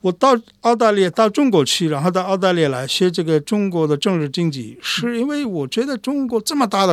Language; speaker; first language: Chinese; non-native, fluent; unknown